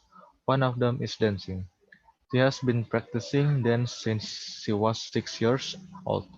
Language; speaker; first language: English; non-native, learner; Indonesian